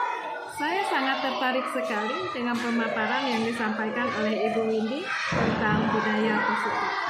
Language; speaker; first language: Indonesian; native; Indonesian